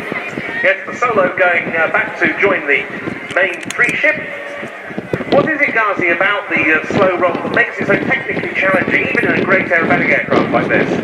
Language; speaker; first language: English; native; English